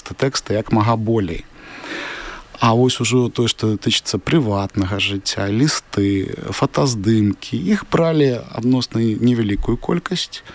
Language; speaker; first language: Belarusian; non-native, local second language; Russian